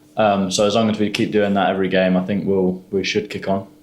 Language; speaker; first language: English; native; English